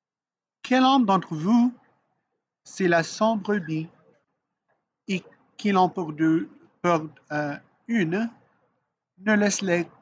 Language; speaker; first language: French; non-native, learner; Arabic